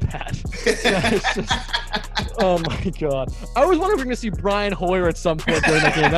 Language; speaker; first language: English; native; English